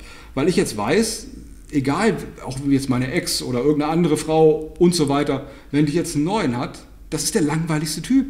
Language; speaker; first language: German; native; German